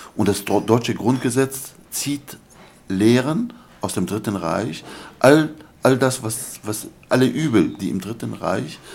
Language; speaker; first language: German; non-native, fluent; Arabic